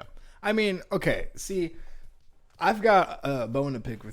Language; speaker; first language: English; native; English